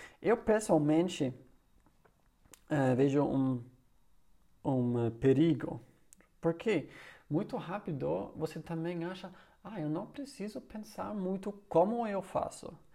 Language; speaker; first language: Portuguese; non-native, learner; German